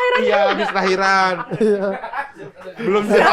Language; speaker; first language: Indonesian; native; Indonesian